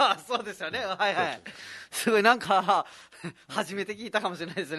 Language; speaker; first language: Japanese; non-native, fluent; Nepali